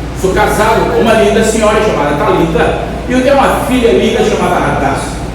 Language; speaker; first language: Portuguese; native; Portuguese